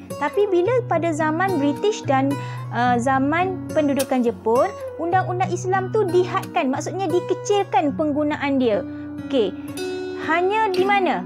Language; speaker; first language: Malay; native; Malay